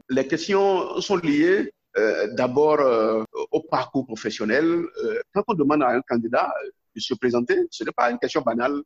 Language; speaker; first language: French; non-native, local second language; Yoruba